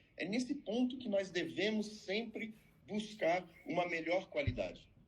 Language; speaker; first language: Portuguese; non-native, fluent; French